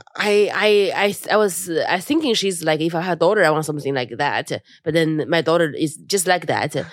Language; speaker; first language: English; non-native, fluent; Chinese